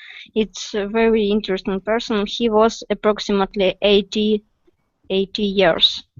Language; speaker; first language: English; non-native, learner; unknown